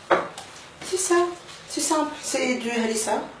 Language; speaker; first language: French; non-native, local second language; Arabic